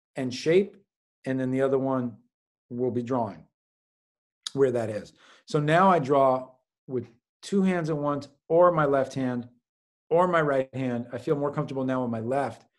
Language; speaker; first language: English; native; English